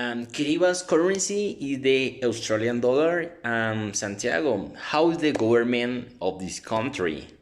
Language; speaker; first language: English; non-native, learner; Spanish